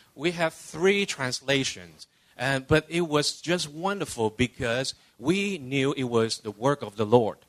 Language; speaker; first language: English; non-native, local second language; Cantonese